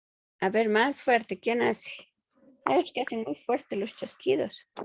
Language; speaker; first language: Spanish; native; Spanish